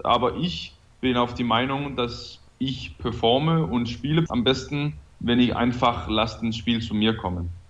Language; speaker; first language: German; non-native, fluent; Danish